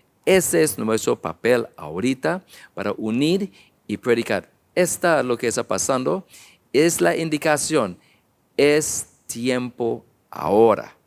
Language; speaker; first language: Spanish; non-native, learner; English